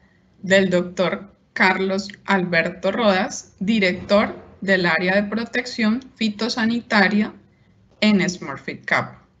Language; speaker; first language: Spanish; native; Spanish